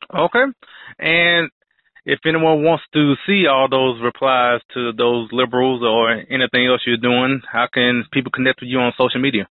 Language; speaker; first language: English; native; English